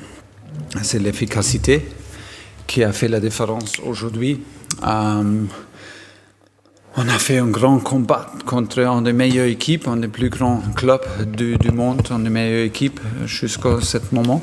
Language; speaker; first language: French; non-native, fluent; German